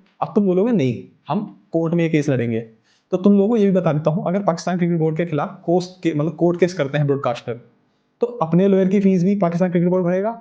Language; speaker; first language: Hindi; native; Hindi